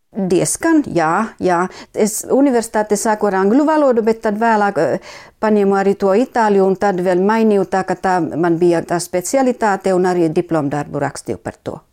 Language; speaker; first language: Latvian; non-native, fluent; Finnish